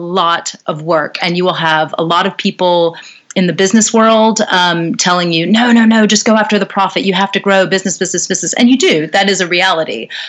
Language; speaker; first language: English; native; English